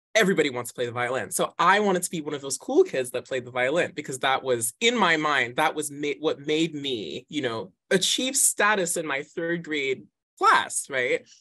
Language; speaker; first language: English; native; English